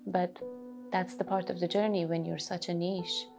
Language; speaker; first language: English; early bilingual, other home language; Persian